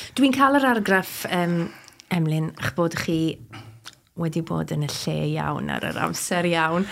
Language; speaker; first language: Welsh; native; Welsh